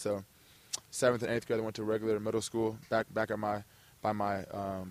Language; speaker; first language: English; early bilingual, other home language; German